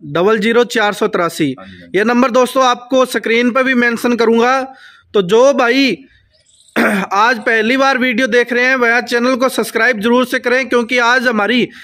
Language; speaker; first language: Hindi; native; Hindi